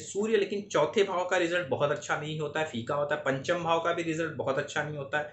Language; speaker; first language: Hindi; native; Hindi